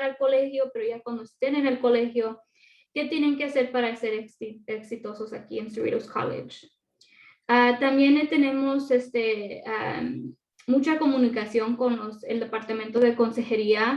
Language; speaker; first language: Spanish; early bilingual, other home language; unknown